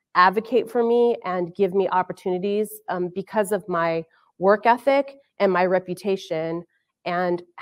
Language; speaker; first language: English; native; English